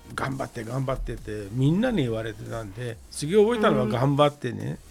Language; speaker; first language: Japanese; non-native, fluent; Persian